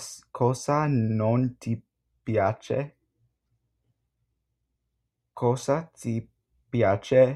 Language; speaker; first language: Italian; non-native, learner; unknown